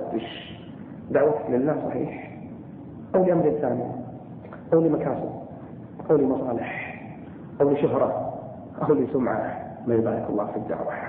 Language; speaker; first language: Arabic; native; Arabic